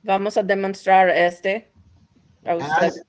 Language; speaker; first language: Spanish; non-native, learner; English